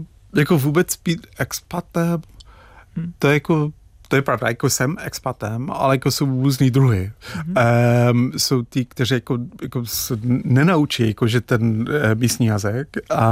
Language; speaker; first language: Czech; non-native, fluent; English